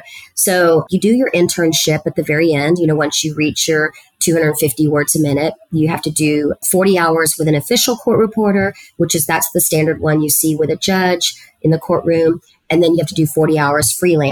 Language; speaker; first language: English; early bilingual, other home language; Spanish